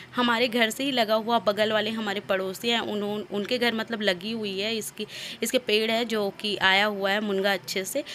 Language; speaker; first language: Hindi; native; Hindi